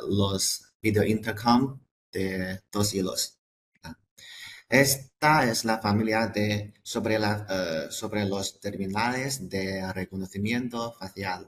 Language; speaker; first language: Spanish; non-native, fluent; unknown